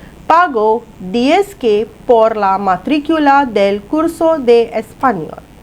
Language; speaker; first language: Spanish; non-native, fluent; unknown